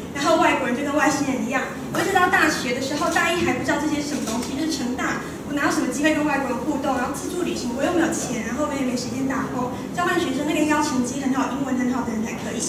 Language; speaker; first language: Chinese; native; Chinese